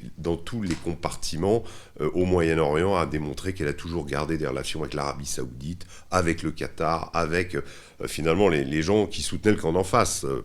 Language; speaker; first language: French; native; French